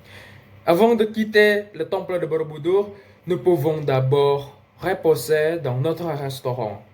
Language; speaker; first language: French; non-native, learner; Indonesian